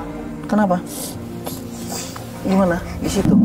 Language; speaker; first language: Indonesian; native; Indonesian